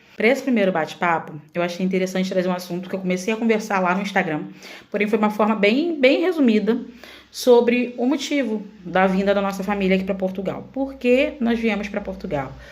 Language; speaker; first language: Portuguese; native; Portuguese